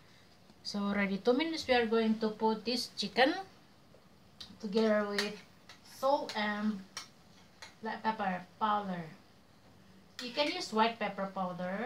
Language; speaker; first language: English; non-native, learner; Indonesian